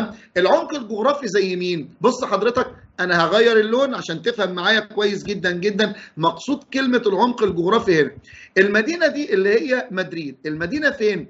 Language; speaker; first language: Arabic; native; Arabic